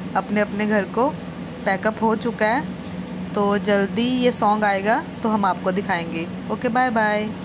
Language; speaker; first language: Hindi; non-native, local second language; Punjabi